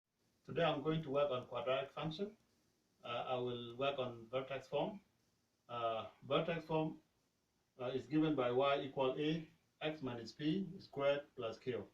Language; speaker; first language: English; non-native, fluent; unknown